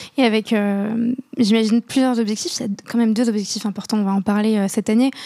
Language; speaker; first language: French; non-native, local second language; Arabic